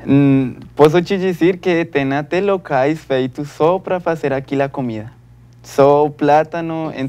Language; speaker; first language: Portuguese; non-native, learner; Spanish